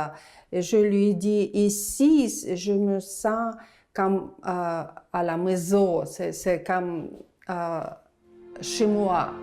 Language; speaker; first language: French; non-native, learner; Russian